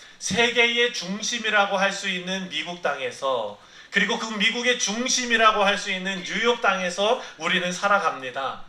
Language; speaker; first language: Korean; native; Korean